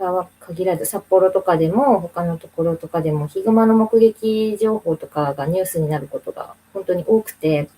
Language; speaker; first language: Japanese; native; Japanese